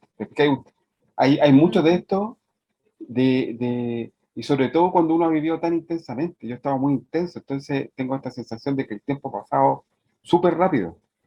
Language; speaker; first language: Spanish; native; Spanish